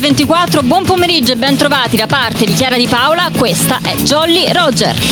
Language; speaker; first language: Italian; native; Italian